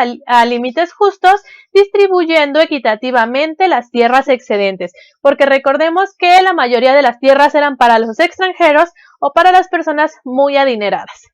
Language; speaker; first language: Spanish; native; Spanish